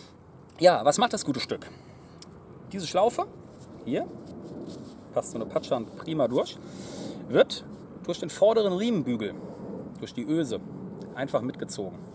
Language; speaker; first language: German; native; German